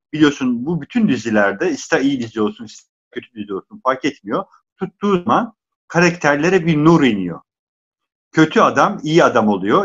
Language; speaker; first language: Turkish; non-native, local second language; Arabic